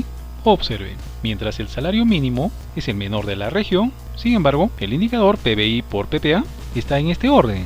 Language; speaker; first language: Spanish; native; Spanish